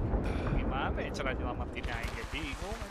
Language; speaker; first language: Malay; non-native, local second language; Sundanese